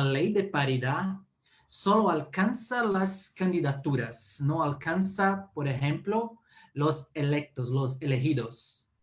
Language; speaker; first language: Spanish; non-native, fluent; Portuguese